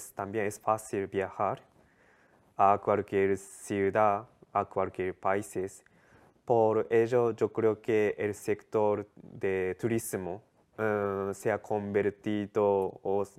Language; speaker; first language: Spanish; non-native, learner; Japanese